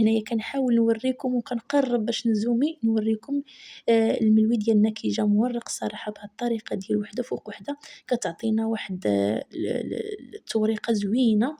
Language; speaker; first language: Arabic; native; Arabic